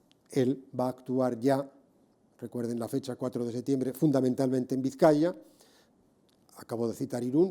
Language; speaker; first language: Spanish; native; Spanish